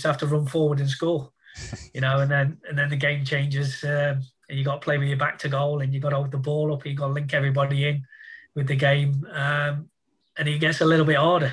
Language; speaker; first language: English; native; English